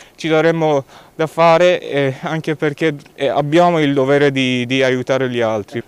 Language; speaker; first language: Italian; non-native, fluent; Persian